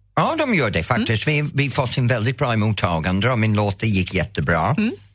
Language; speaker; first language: Swedish; non-native, fluent; English